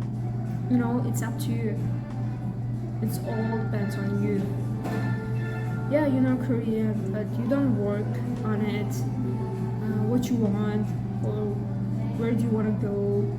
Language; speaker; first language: English; non-native, learner; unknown